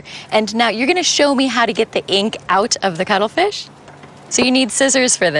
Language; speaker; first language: English; native; English